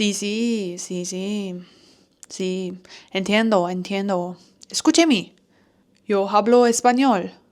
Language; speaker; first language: Spanish; non-native, learner; Turkish